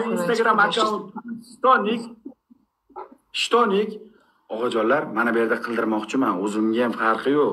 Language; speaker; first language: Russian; non-native, learner; Uzbek